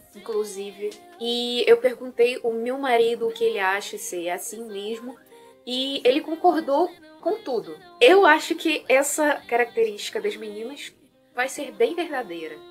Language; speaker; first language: Portuguese; non-native, fluent; Russian